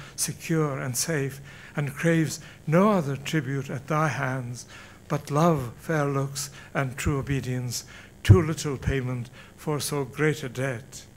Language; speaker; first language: English; non-native, fluent; Turkish